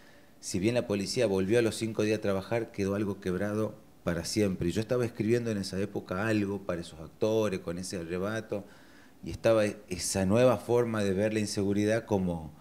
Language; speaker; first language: Spanish; native; Spanish